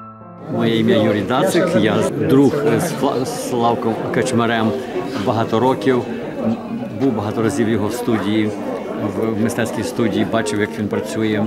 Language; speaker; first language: Ukrainian; early bilingual, heritage; Ukrainian